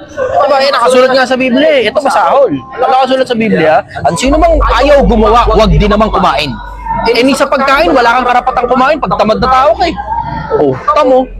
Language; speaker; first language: Filipino; native; Filipino